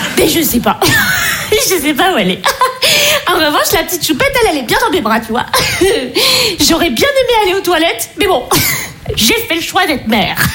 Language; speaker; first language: French; native; French